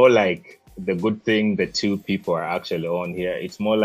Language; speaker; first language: English; non-native, local second language; Ganda